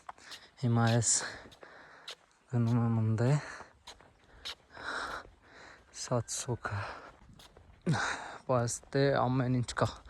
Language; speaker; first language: Armenian; non-native, learner; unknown